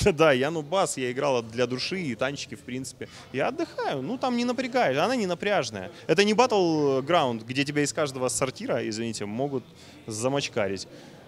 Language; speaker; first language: Russian; native; Russian